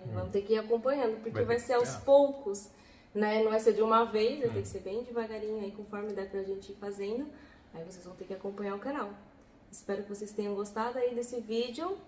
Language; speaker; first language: Portuguese; native; Portuguese